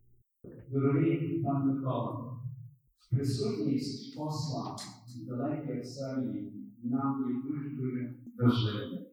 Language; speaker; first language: Ukrainian; early bilingual, heritage; Ukrainian